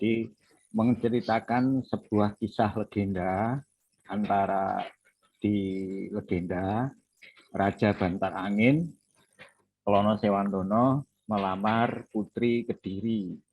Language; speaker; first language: Indonesian; native; Indonesian